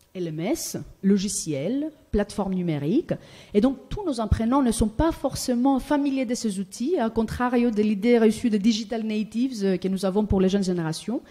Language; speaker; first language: French; non-native, fluent; Greek